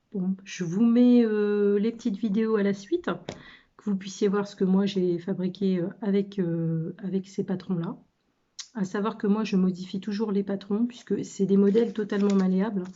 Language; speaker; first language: French; native; French